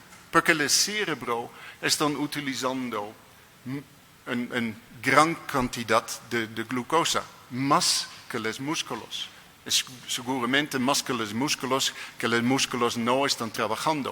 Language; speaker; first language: Spanish; non-native, learner; Dutch